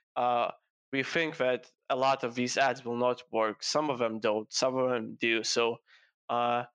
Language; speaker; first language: English; non-native, fluent; Lithuanian